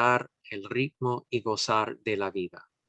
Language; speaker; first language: Spanish; non-native, fluent; English